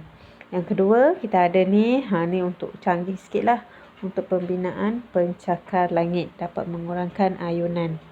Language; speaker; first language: Malay; native; Malay